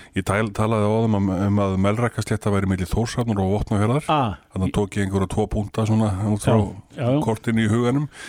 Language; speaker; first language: Icelandic; native; Icelandic